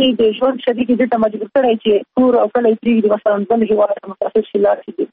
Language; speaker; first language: Pashto; native; Pashto